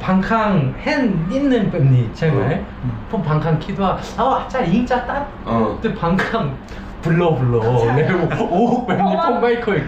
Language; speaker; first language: Thai; non-native, learner; Korean